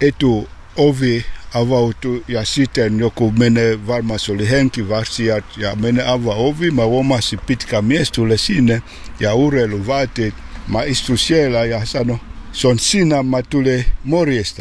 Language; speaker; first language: Finnish; non-native, learner; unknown